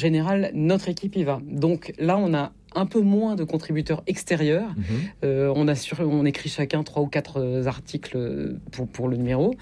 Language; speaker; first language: French; native; French